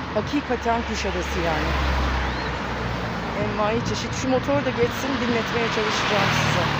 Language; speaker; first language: Turkish; native; Turkish